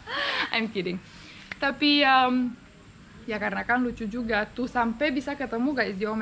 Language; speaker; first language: Indonesian; non-native, fluent; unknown